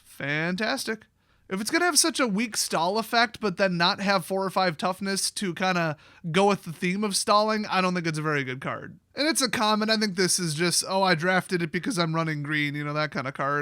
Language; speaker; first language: English; native; English